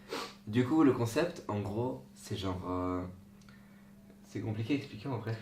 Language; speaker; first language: French; native; French